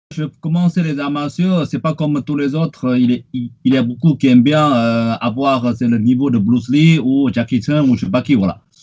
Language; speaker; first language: French; non-native, fluent; Chinese